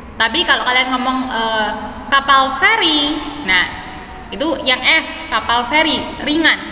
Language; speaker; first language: Indonesian; native; Indonesian